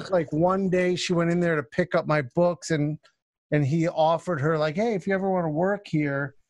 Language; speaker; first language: English; native; English